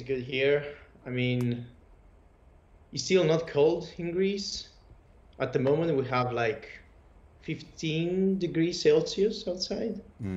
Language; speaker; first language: English; non-native, fluent; Greek